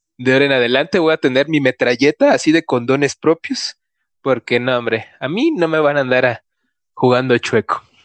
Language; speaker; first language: Spanish; native; Spanish